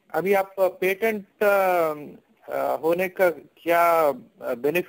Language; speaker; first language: Hindi; non-native, local second language; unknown